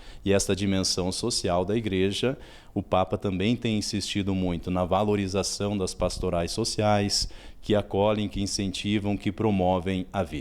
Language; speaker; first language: Portuguese; native; Portuguese